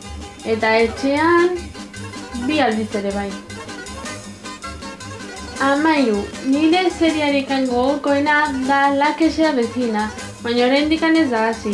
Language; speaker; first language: Basque; non-native, local second language; Spanish